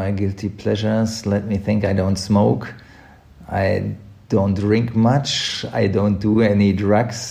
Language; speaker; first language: English; non-native, fluent; German